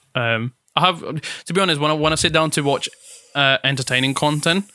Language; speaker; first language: English; non-native, fluent; Italian